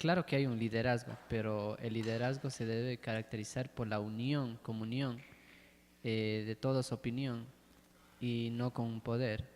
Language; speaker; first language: Spanish; native; Spanish